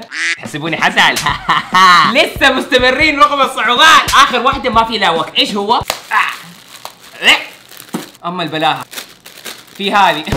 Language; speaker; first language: Arabic; native; Arabic